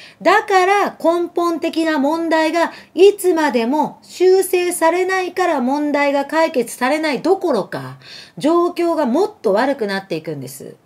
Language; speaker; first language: Japanese; early bilingual, other home language; Arabic